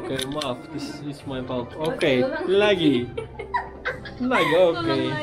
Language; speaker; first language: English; non-native, learner; Turkish